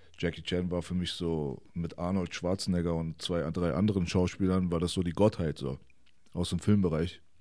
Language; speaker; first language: German; early bilingual, other home language; Persian